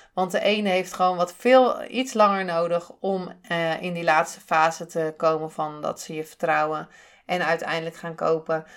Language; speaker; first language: Dutch; native; Dutch